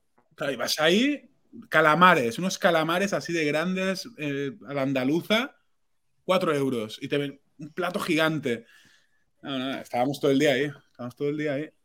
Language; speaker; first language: Spanish; non-native, local second language; Catalan